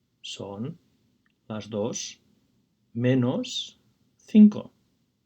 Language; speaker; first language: Spanish; non-native, fluent; English